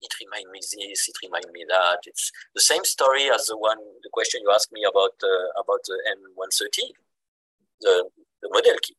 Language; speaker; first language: English; non-native, fluent; French